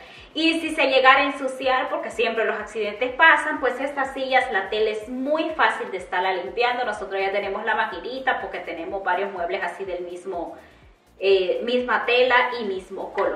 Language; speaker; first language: Spanish; native; Spanish